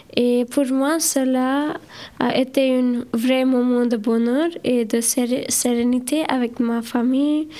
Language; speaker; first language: French; non-native, learner; Gujarati